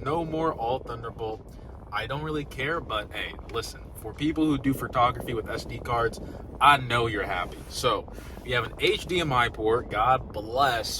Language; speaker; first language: English; native; English